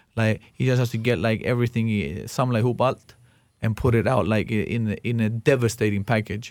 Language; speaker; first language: English; non-native, fluent; Greek